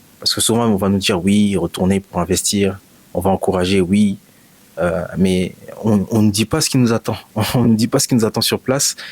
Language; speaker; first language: French; native; French